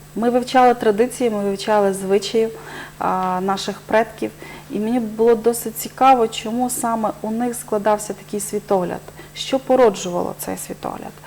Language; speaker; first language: Ukrainian; native; Ukrainian